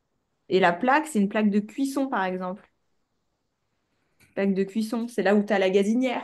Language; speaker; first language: French; native; French